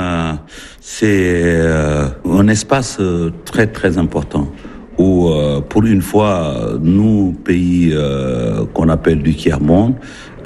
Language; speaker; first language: French; non-native, local second language; Wolof